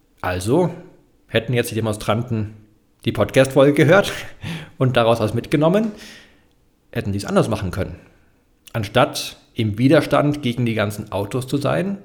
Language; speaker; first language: German; native; German